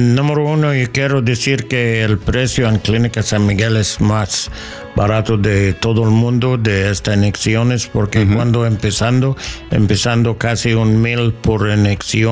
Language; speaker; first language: Spanish; non-native, learner; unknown